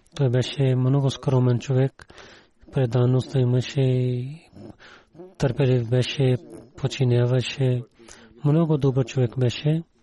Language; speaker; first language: Bulgarian; non-native, learner; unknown